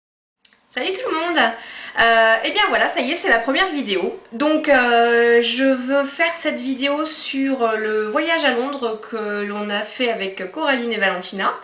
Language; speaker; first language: French; native; French